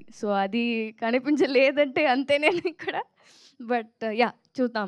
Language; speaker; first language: Telugu; non-native, local second language; Tamil